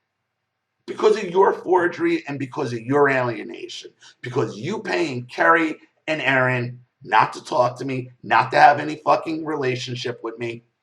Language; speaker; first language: English; native; English